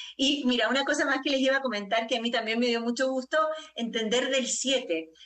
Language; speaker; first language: Spanish; native; Spanish